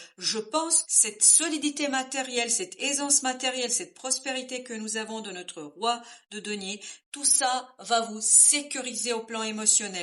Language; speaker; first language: French; native; French